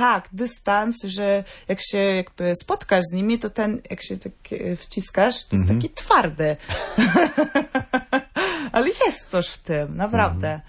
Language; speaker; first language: Polish; non-native, fluent; Norwegian